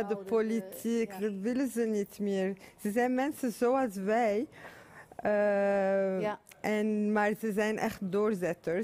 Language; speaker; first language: Dutch; non-native, fluent; Arabic